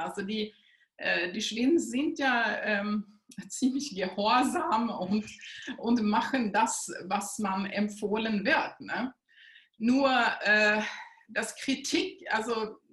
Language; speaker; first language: German; non-native, fluent; Swedish